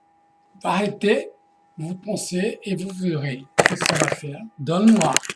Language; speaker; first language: French; non-native, fluent; Portuguese